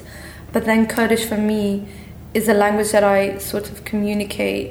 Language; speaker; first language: English; non-native, fluent; Kurdish